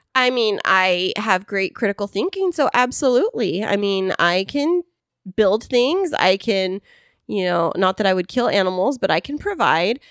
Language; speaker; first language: English; native; English